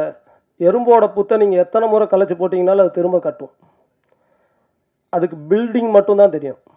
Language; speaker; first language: Tamil; native; Tamil